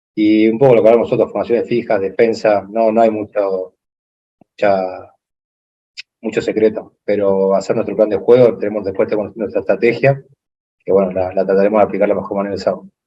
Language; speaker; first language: Spanish; native; Spanish